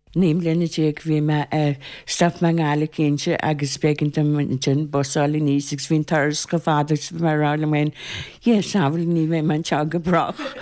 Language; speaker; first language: Irish; native; Irish